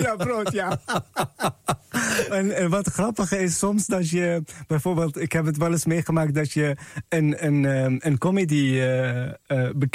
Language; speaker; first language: Dutch; non-native, fluent; Arabic